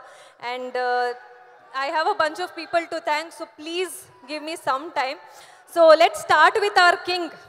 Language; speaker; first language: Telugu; non-native, learner; Kannada